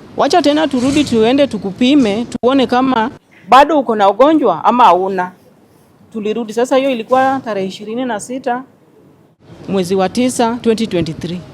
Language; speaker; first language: Swahili; non-native, local second language; Luo (Kenya and Tanzania)